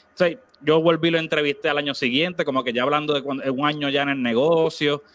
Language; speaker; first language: Spanish; native; Spanish